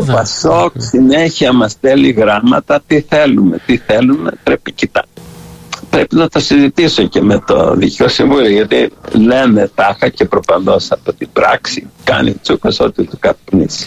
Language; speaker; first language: Greek; early bilingual, heritage; Greek